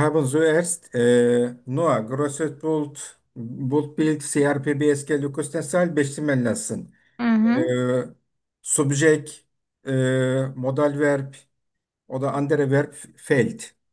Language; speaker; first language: German; non-native, learner; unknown